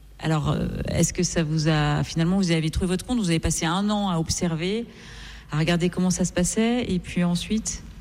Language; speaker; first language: French; native; French